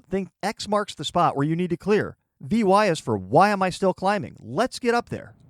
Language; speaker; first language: English; native; English